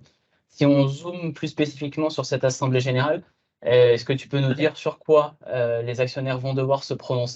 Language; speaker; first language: French; native; French